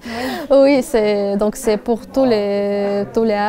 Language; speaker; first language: French; non-native, fluent; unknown